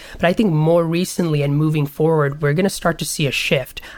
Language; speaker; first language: English; non-native, local second language; Bangla